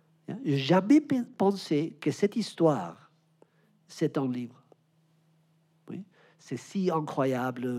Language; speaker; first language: French; non-native, learner; Spanish